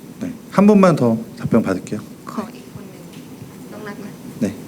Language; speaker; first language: Korean; native; Korean